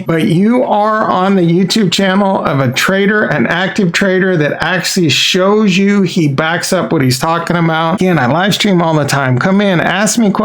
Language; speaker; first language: English; native; English